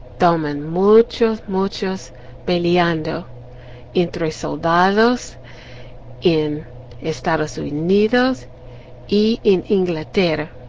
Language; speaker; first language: Spanish; non-native, learner; English